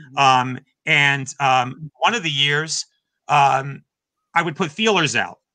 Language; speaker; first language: English; native; English